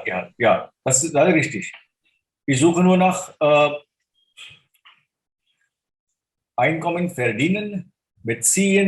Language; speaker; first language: German; non-native, fluent; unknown